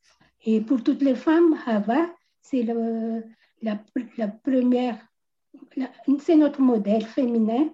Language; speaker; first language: French; non-native, local second language; Malagasy